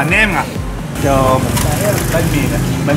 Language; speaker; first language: Vietnamese; non-native, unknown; Japanese